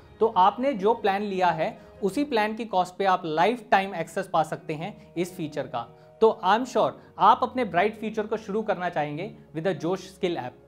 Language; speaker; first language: Hindi; native; Hindi